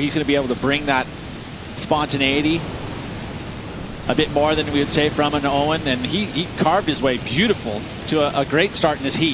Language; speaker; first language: English; native; English